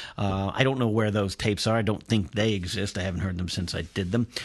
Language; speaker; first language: English; native; English